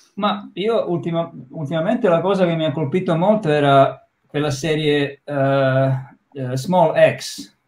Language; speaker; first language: Italian; non-native, fluent; Croatian